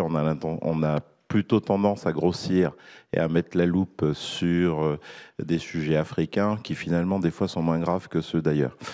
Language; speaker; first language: French; native; French